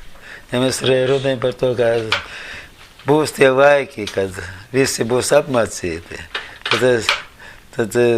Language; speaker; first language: Latvian; non-native, learner; Russian